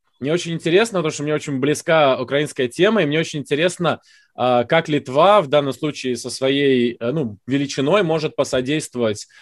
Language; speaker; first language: Russian; native; Russian